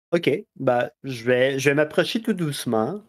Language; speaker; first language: French; native; French